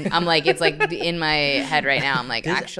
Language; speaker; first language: English; native; English